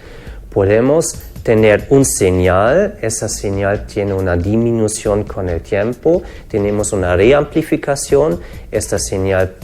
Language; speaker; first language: Spanish; non-native, fluent; German